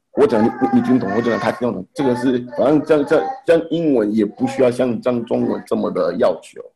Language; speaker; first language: Chinese; non-native, fluent; Haitian Creole